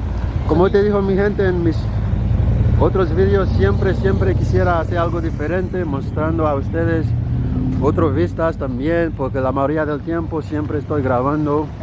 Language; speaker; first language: Spanish; non-native, learner; Haitian Creole